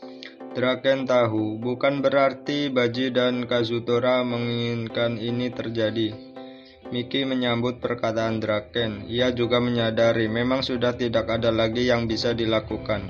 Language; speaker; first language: Indonesian; native; Indonesian